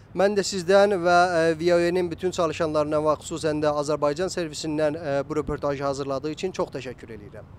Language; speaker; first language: Azerbaijani; native; Azerbaijani